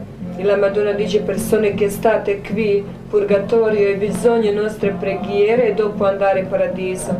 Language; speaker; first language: Italian; non-native, learner; Croatian